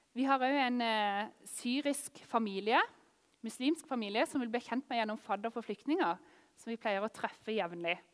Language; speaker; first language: Norwegian; native; Norwegian